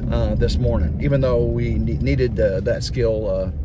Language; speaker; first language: English; native; English